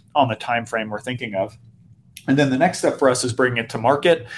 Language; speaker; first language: English; native; English